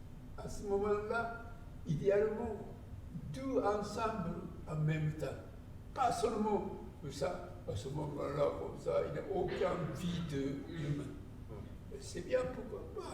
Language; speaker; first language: French; non-native, learner; Japanese